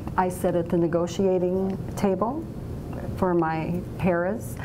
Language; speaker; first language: English; native; English